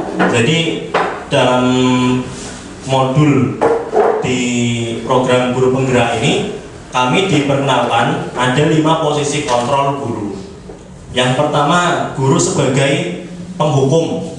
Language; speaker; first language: Indonesian; native; Indonesian